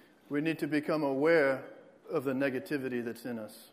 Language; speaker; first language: English; native; English